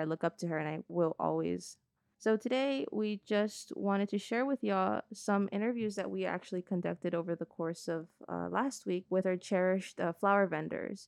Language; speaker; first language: English; early bilingual, other home language; Spanish